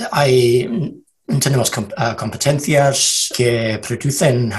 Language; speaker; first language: Spanish; non-native, learner; English